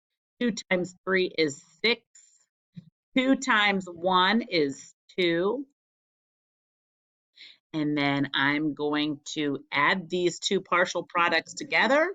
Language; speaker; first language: English; native; English